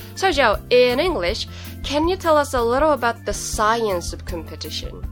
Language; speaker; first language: English; non-native, fluent; Japanese